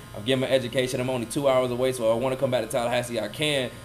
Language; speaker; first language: English; native; English